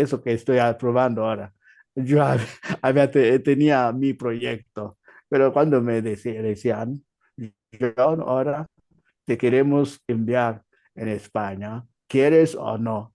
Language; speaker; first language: Spanish; non-native, learner; Igbo